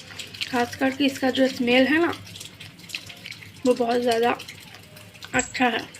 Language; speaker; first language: Hindi; non-native, local second language; Bangla